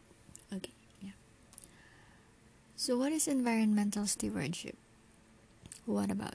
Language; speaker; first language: English; non-native, local second language; Filipino